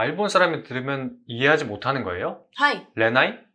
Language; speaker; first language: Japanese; non-native, learner; Korean